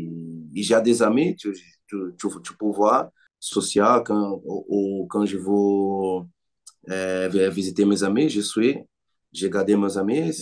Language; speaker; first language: French; non-native, learner; Portuguese